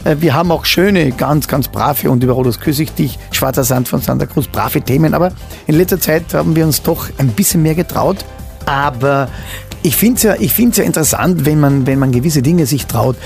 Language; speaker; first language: German; native; German